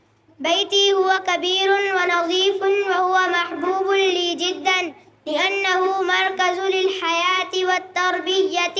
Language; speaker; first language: Arabic; non-native, learner; Urdu